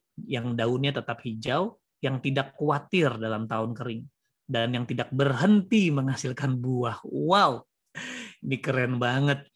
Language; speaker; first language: Indonesian; native; Indonesian